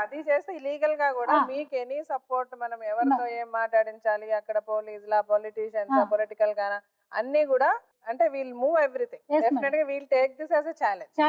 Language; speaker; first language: Telugu; native; Telugu